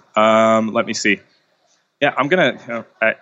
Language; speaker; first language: English; non-native, fluent; Hebrew